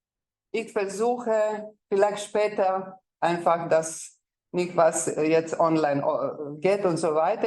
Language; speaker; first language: German; non-native, fluent; Croatian